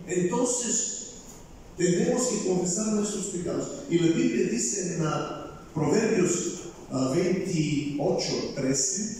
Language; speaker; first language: Spanish; non-native, fluent; Bulgarian